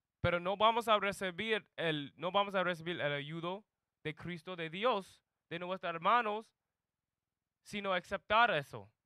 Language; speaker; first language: Spanish; non-native, learner; English